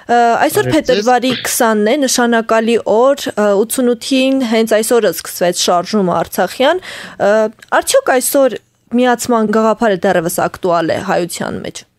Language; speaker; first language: Armenian; native; Armenian